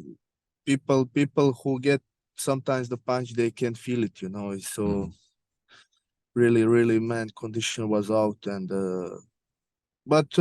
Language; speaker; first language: English; non-native, learner; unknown